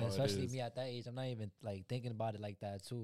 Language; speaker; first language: English; native; English